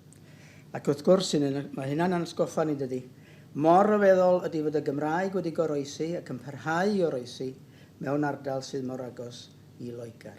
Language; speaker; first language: Welsh; native; Welsh